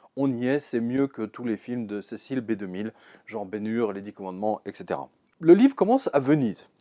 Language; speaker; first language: French; native; French